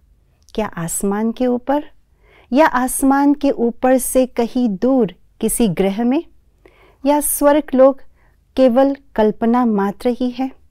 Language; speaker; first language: Hindi; native; Hindi